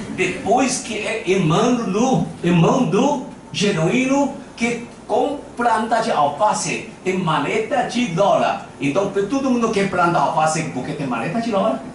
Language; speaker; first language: Portuguese; non-native, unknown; Chinese